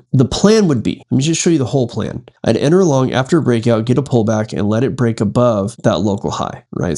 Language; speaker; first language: English; native; English